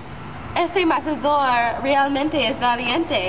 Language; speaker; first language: Spanish; non-native, learner; English